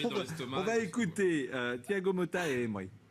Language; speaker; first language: French; native; French